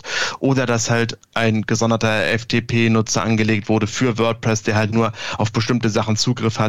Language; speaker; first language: German; native; German